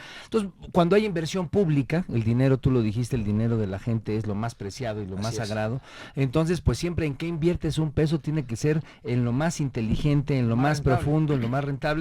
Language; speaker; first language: Spanish; native; Spanish